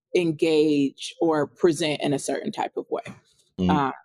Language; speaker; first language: English; native; English